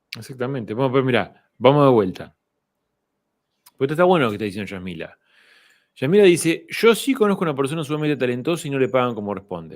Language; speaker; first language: Spanish; native; Spanish